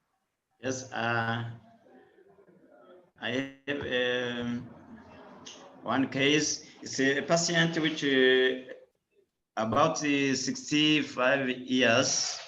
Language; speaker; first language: English; non-native, learner; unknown